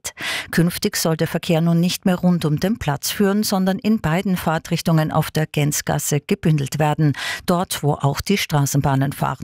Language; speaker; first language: German; native; German